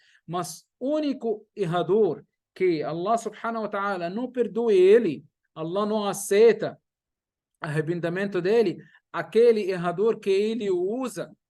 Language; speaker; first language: Portuguese; non-native, fluent; Arabic